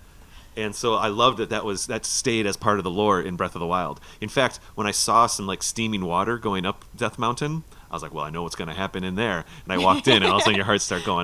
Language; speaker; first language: English; native; English